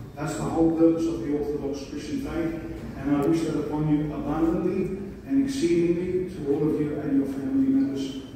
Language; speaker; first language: English; early bilingual, other home language; Greek